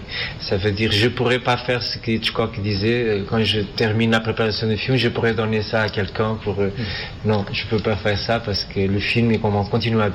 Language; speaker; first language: French; non-native, fluent; Portuguese